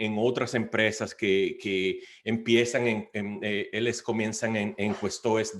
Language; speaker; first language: Spanish; non-native, learner; Portuguese